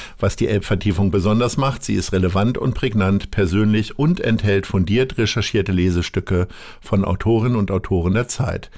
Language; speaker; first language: German; native; German